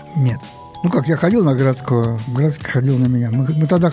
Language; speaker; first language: Russian; native; Russian